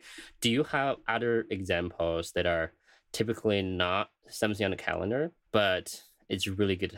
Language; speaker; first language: English; non-native, fluent; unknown